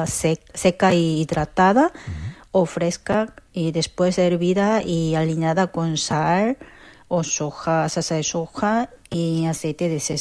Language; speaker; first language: Spanish; non-native, fluent; Korean